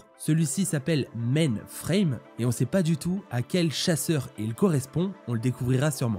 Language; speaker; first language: French; native; French